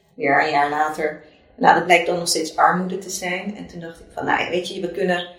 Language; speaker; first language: Dutch; native; Dutch